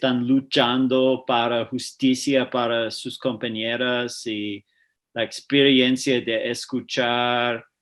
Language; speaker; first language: Spanish; non-native, fluent; English